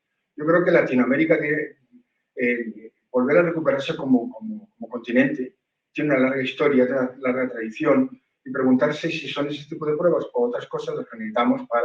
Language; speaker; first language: Spanish; native; Spanish